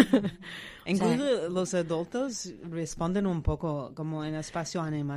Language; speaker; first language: Spanish; non-native, fluent; English